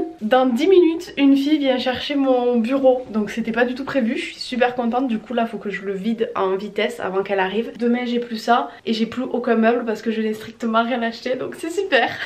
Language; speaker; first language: French; native; French